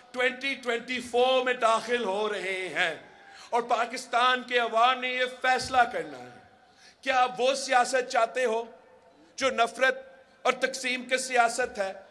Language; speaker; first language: Urdu; early bilingual, heritage; Urdu